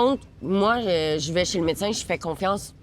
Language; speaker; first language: French; native; French